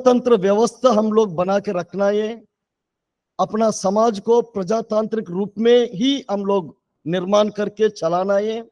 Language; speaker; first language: Hindi; non-native, local second language; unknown